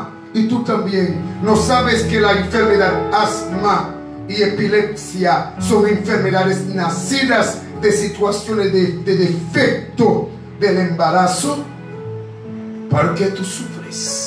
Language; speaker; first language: Spanish; native; Spanish